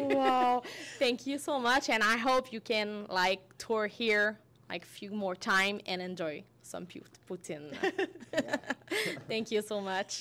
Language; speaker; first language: English; non-native, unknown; French